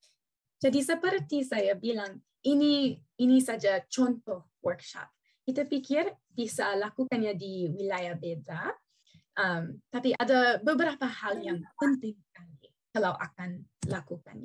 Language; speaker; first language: Indonesian; non-native, learner; English